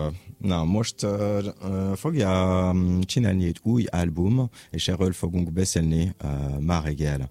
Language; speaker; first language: Hungarian; non-native, learner; French